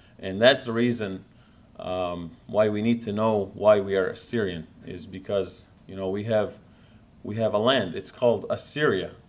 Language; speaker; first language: English; non-native, fluent; Assyrian Neo-Aramaic